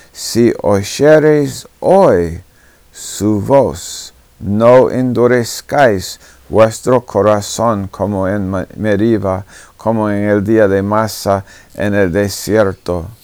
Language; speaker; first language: Spanish; non-native, fluent; English